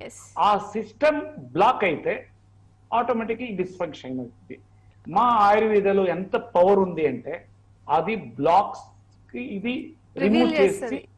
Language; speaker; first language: Telugu; non-native, learner; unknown